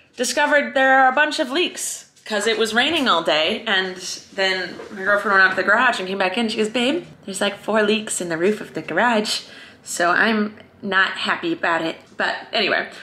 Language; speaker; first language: English; native; English